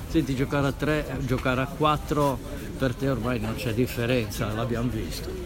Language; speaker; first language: Italian; native; Italian